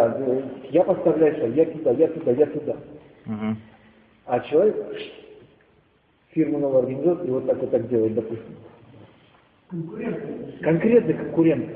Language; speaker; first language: Russian; native; Russian